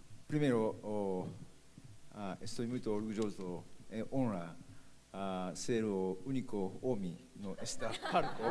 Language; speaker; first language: Portuguese; non-native, fluent; Japanese